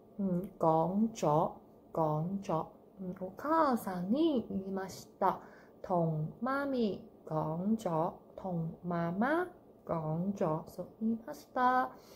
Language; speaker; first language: Japanese; non-native, learner; Cantonese